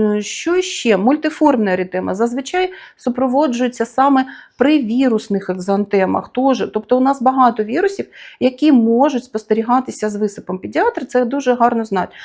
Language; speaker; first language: Ukrainian; native; Ukrainian